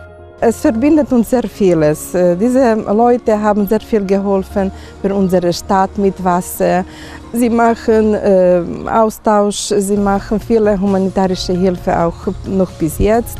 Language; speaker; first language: German; non-native, local second language; Ukrainian